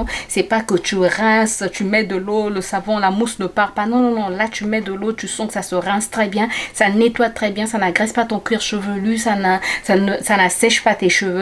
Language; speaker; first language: French; native; French